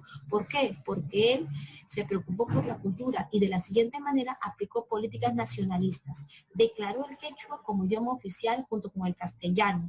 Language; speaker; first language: Spanish; native; Spanish